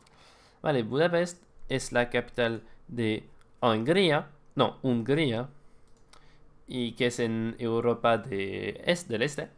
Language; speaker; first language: Spanish; non-native, fluent; French